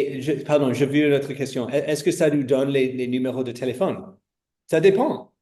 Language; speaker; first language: French; non-native, fluent; English